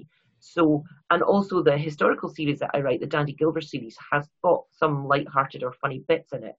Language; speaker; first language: English; native; English